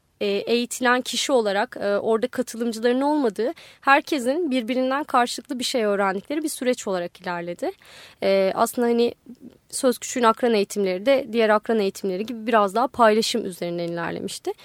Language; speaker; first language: Turkish; native; Turkish